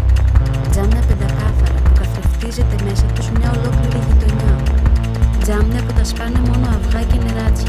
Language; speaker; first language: Greek; native; Greek